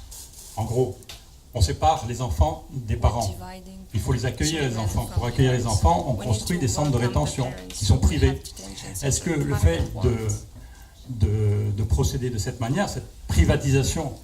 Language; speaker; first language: French; native; French